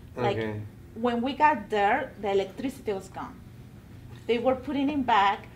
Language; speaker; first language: English; non-native, fluent; Spanish